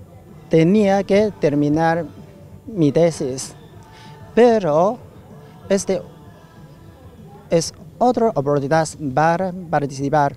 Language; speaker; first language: Spanish; non-native, fluent; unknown